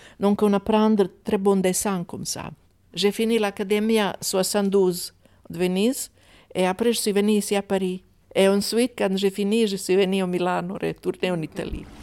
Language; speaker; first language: French; non-native, fluent; Croatian